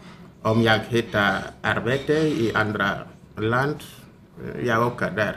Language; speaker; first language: Swedish; non-native, learner; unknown